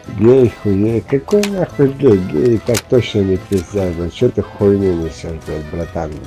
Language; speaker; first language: Russian; native; Russian